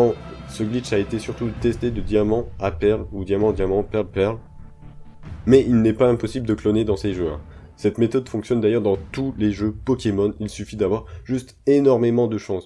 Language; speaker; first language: French; native; French